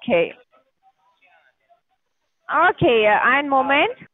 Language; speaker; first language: German; non-native, learner; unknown